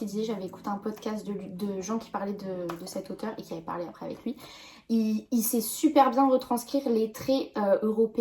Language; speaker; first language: French; native; French